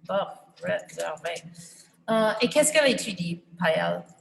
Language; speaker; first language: French; non-native, fluent; English